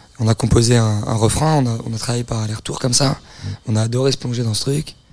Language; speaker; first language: French; native; French